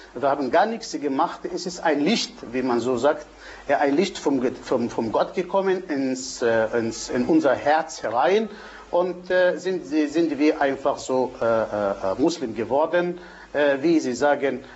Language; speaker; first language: German; non-native, fluent; Arabic